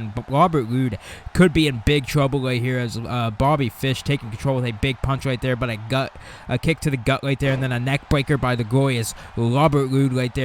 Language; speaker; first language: English; native; English